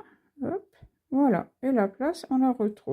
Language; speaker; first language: French; native; French